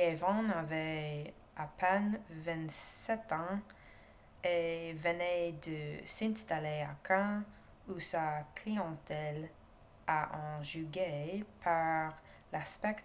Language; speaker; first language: French; non-native, learner; English